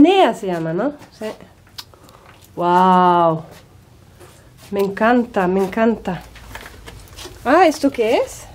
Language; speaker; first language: Spanish; non-native, fluent; Swedish